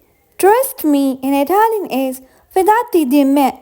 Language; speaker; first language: English; non-native, fluent; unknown